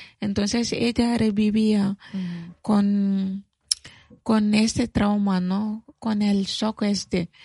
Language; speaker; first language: Spanish; non-native, fluent; Bambara